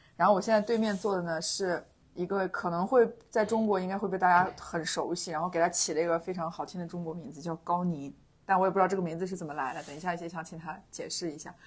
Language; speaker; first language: Chinese; native; Chinese